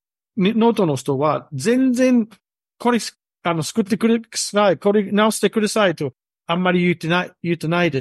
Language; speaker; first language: Japanese; non-native, learner; English